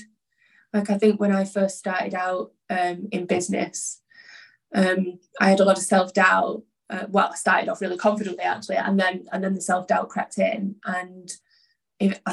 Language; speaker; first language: English; native; English